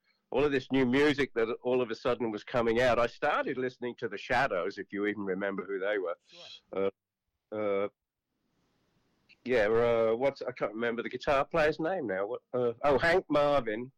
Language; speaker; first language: English; native; English